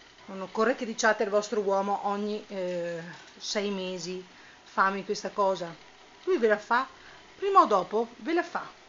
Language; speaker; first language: Italian; native; Italian